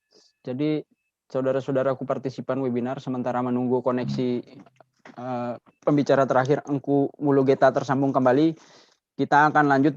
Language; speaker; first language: Indonesian; native; Indonesian